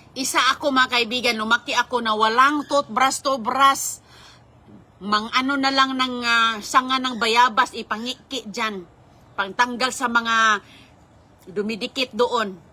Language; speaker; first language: Filipino; non-native, local second language; Cebuano